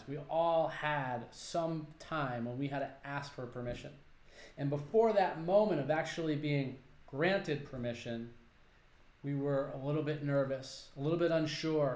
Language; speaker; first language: English; native; English